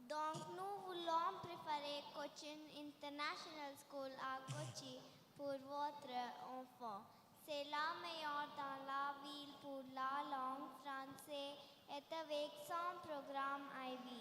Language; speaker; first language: French; non-native, learner; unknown